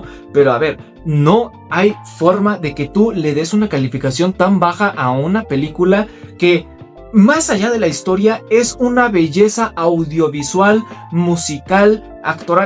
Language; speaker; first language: Spanish; native; Spanish